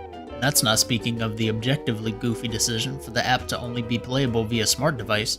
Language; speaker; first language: English; native; English